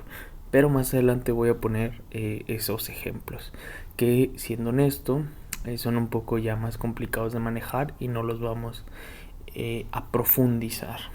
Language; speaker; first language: Spanish; native; Spanish